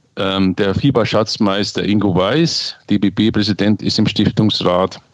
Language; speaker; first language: German; native; German